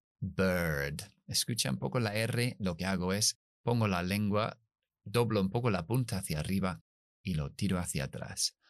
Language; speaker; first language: Spanish; non-native, fluent; English